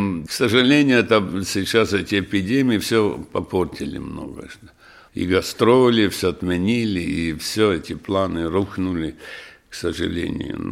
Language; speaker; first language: Russian; non-native, local second language; Latvian